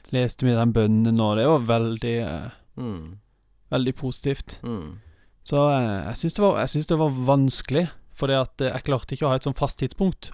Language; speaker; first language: Norwegian; native; Norwegian